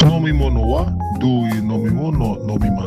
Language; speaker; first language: Japanese; non-native, fluent; Indonesian